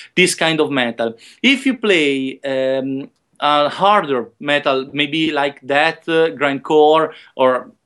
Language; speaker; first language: English; non-native, learner; Italian